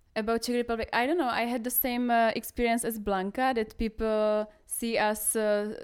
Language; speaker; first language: English; non-native, fluent; Czech